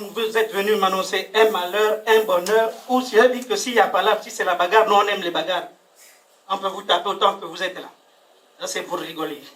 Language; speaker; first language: French; non-native, local second language; Fang